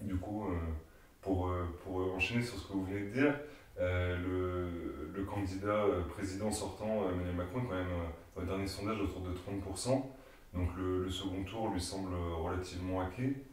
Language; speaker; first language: French; native; French